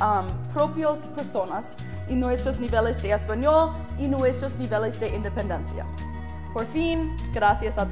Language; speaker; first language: Spanish; non-native, learner; English